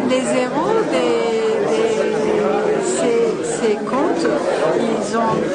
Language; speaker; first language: French; non-native, fluent; Turkish